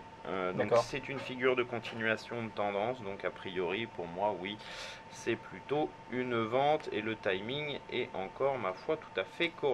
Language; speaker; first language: French; native; French